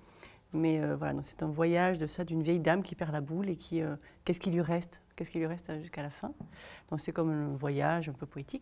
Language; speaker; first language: French; native; French